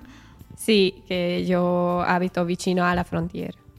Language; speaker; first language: Italian; non-native, learner; Hungarian